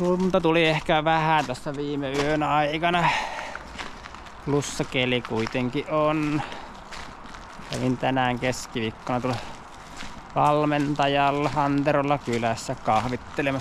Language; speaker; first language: Finnish; native; Finnish